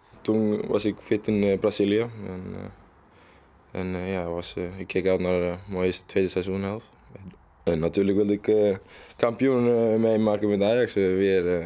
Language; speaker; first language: Dutch; non-native, learner; Icelandic